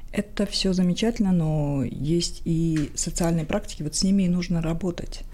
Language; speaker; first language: Russian; non-native, local second language; Tajik